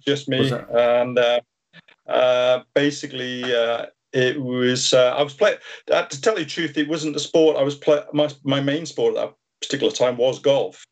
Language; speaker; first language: English; native; English